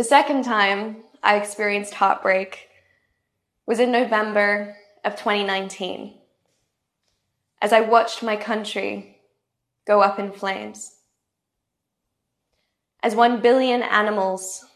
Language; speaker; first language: English; native; English